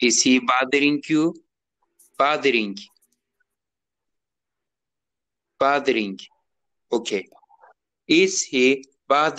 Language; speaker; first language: English; non-native, learner; Turkish